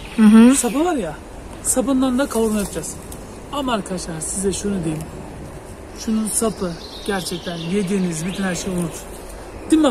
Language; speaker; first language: Turkish; native; Turkish